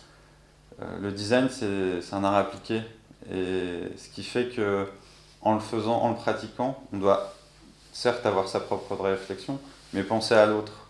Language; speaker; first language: French; native; French